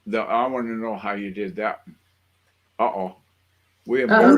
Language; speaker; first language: English; native; English